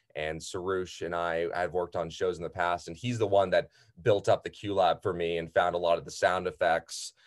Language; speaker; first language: English; native; English